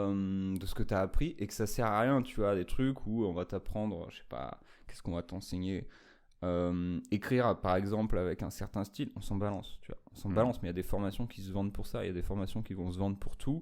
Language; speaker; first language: French; native; French